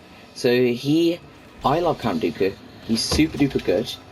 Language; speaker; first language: English; native; English